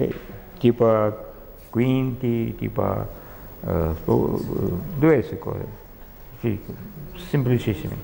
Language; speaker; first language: Italian; non-native, learner; Russian